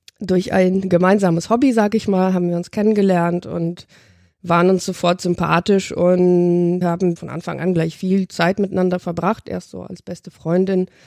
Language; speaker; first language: German; early bilingual, other home language; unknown